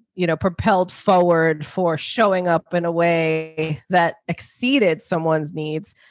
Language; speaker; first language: English; native; English